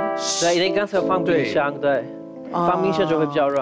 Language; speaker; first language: Chinese; non-native, fluent; Polish